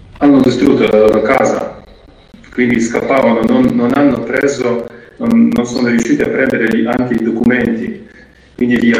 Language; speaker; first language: Italian; non-native, fluent; Ukrainian